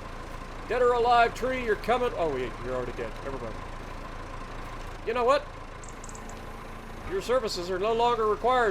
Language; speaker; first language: English; native; English